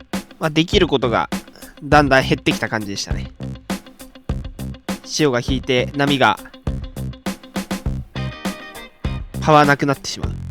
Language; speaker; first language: Japanese; native; Japanese